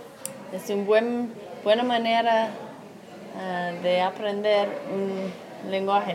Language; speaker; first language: Spanish; non-native, learner; English